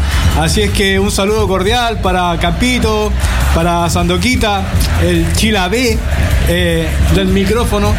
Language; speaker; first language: Spanish; native; Spanish